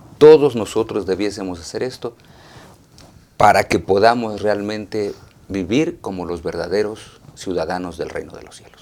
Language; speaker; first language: Spanish; native; Spanish